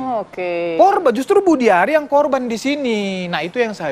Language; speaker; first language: Indonesian; native; Indonesian